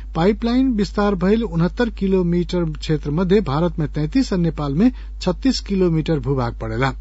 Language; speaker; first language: Bhojpuri; non-native, local second language; Nepali